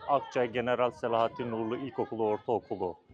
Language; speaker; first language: Turkish; native; Turkish